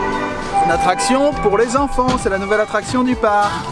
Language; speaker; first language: French; native; French